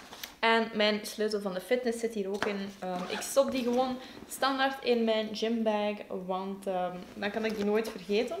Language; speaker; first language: Dutch; native; Dutch